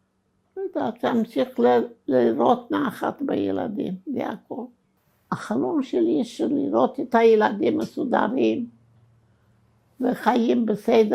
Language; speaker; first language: Hebrew; non-native, fluent; Romanian